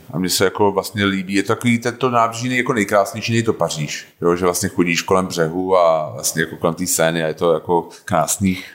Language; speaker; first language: Czech; native; Czech